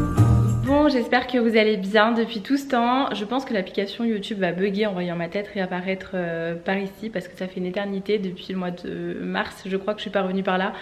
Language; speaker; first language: French; native; French